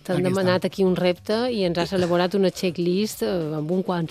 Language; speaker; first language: Catalan; native; Catalan